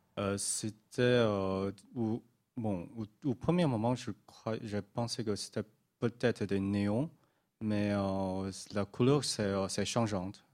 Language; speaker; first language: French; non-native, fluent; Chinese